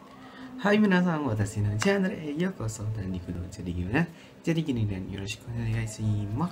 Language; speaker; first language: Japanese; non-native, learner; Indonesian